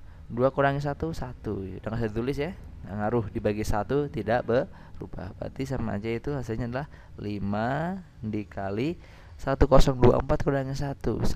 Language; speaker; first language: Indonesian; native; Indonesian